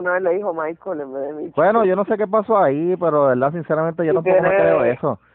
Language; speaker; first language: Spanish; native; Spanish